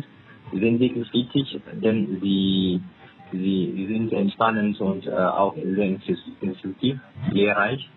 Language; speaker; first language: German; non-native, fluent; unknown